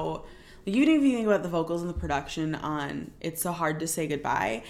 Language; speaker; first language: English; native; English